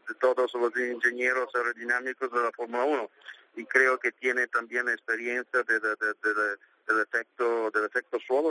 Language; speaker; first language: Spanish; non-native, learner; Italian